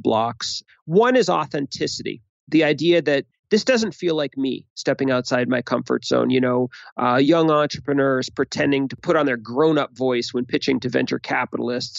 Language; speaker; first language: English; native; English